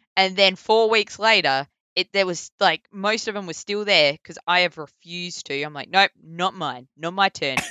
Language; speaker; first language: English; native; English